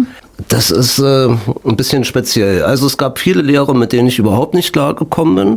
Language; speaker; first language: German; native; German